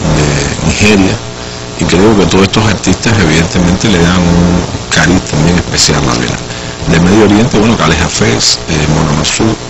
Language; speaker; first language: Spanish; native; Spanish